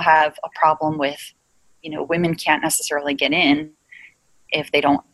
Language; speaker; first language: English; native; English